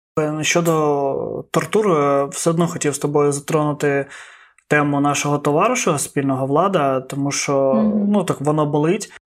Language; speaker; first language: Ukrainian; non-native, local second language; Russian